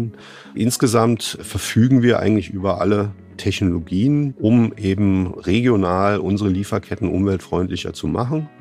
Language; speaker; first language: German; native; German